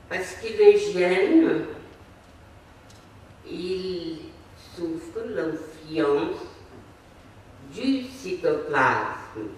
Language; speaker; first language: French; non-native, fluent; Portuguese